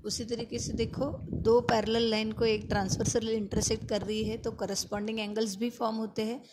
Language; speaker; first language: Hindi; non-native, local second language; Marathi